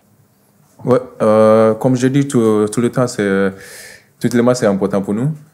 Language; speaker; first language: French; non-native, fluent; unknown